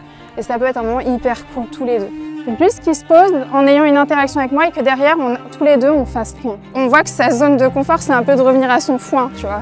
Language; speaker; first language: French; native; French